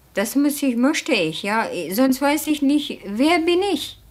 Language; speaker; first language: German; non-native, fluent; Turkish